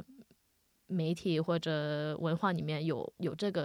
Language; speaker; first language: Chinese; early bilingual, heritage; Wu Chinese